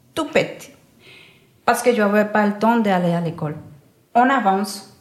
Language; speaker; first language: French; non-native, fluent; Spanish